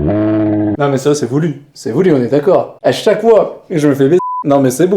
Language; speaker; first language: French; native; French